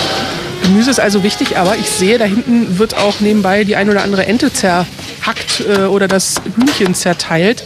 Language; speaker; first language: German; native; German